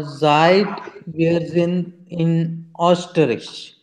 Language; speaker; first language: German; non-native, learner; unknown